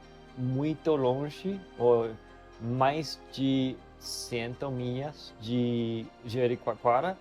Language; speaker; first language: Portuguese; non-native, learner; English